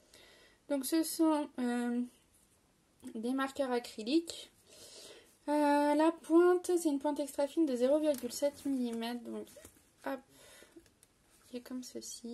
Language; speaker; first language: French; native; French